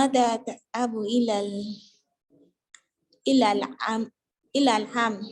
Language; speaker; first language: Arabic; non-native, learner; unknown